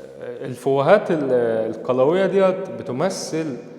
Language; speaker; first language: Arabic; native; Arabic